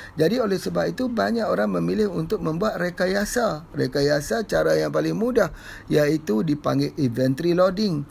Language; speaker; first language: Malay; native; Malay